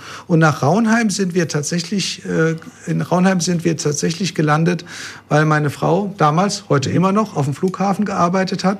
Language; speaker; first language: German; native; German